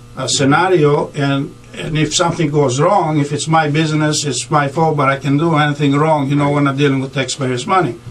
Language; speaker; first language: English; non-native, fluent; Greek